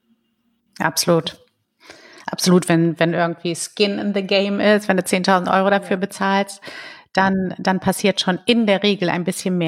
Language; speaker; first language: German; native; German